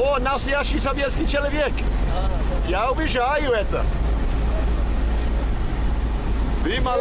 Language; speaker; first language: Russian; non-native, learner; English